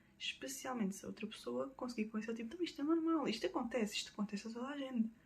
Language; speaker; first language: Portuguese; native; Portuguese